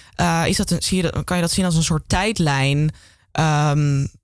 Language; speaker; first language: Dutch; native; Dutch